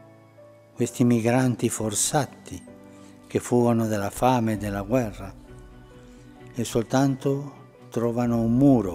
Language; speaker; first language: Italian; early bilingual, heritage; Spanish